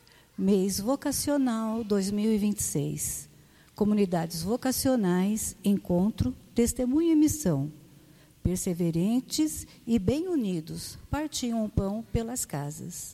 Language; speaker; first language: Portuguese; native; Portuguese